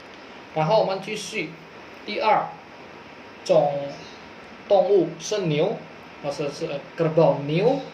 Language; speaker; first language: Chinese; non-native, fluent; Indonesian